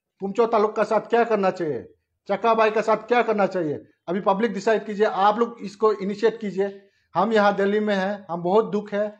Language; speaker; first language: Hindi; non-native, local second language; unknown